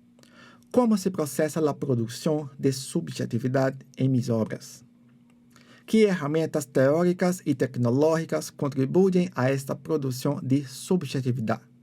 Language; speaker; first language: Spanish; non-native, fluent; Portuguese